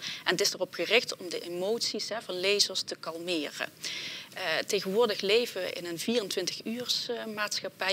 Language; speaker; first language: Dutch; native; Dutch